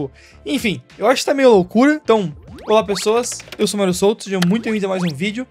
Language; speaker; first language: Portuguese; native; Portuguese